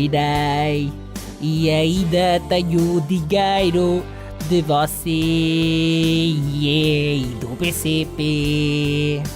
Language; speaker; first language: Portuguese; native; Portuguese